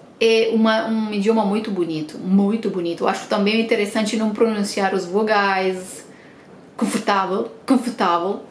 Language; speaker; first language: Portuguese; non-native, fluent; Romanian